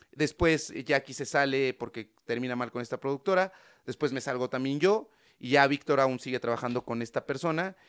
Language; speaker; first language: Spanish; native; Spanish